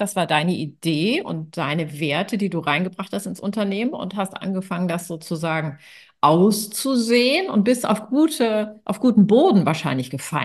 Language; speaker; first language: German; native; German